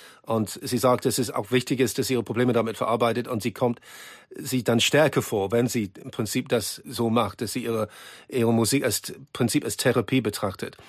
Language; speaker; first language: German; non-native, fluent; English